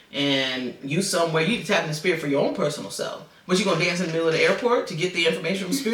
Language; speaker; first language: English; native; English